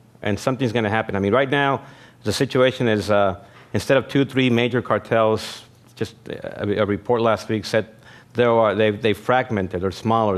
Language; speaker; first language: English; early bilingual, other home language; Spanish